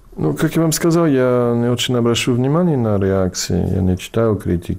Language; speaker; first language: Russian; non-native, fluent; English